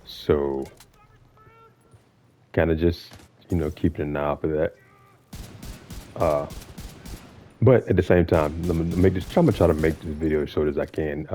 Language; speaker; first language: English; native; English